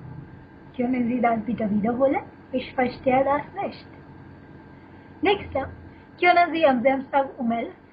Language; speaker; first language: German; non-native, fluent; Hindi